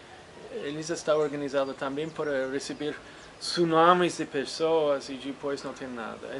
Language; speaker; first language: Portuguese; non-native, fluent; English